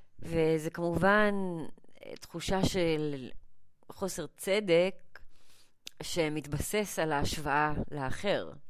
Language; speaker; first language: Hebrew; early bilingual, other home language; English